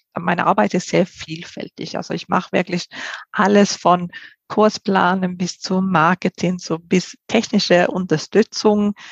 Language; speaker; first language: German; non-native, fluent; Swedish